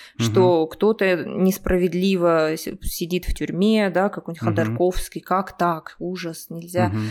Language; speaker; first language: Russian; native; Russian